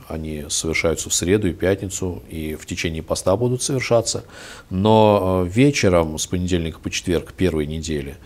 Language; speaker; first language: Russian; native; Russian